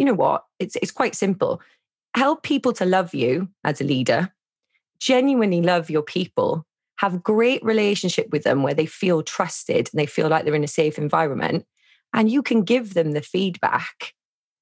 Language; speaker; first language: English; native; English